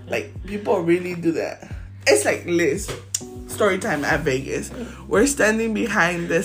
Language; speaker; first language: English; early bilingual, other home language; Spanish